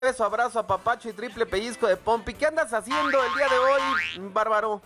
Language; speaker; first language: Spanish; native; Spanish